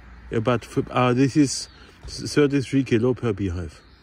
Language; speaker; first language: English; non-native, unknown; German